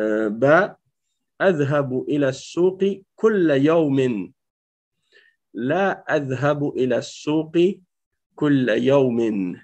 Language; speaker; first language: Arabic; non-native, fluent; French